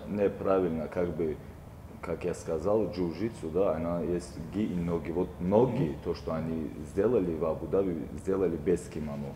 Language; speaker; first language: Russian; non-native, local second language; Tajik